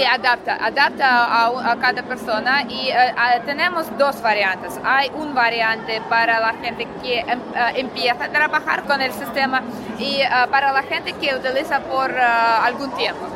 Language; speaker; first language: Spanish; non-native, learner; Russian